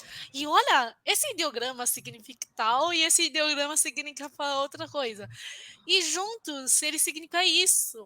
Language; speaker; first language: Portuguese; non-native, fluent; Chinese